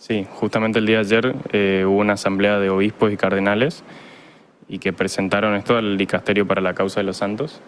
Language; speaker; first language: Spanish; native; Spanish